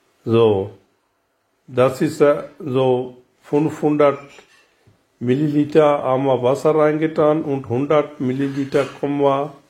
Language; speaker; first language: German; non-native, learner; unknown